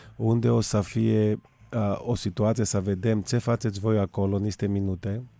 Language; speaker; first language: Romanian; non-native, fluent; Greek